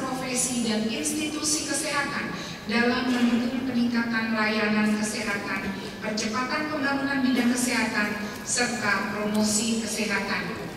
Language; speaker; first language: Indonesian; native; Indonesian